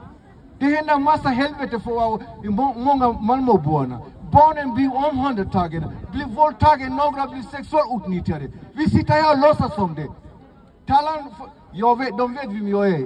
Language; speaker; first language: Swedish; non-native, fluent; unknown